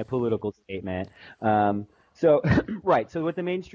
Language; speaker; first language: English; native; English